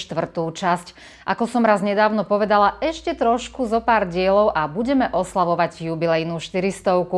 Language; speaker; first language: Slovak; native; Slovak